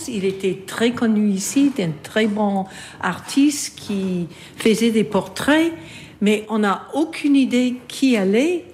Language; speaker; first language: French; non-native, fluent; English